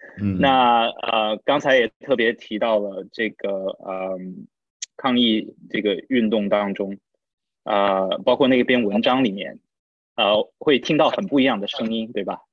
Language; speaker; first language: Chinese; native; Chinese